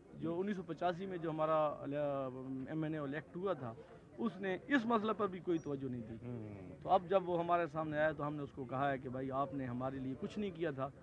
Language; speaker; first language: Urdu; non-native, local second language; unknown